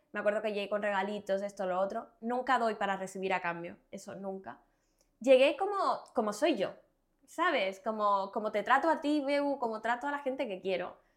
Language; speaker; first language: Spanish; native; Spanish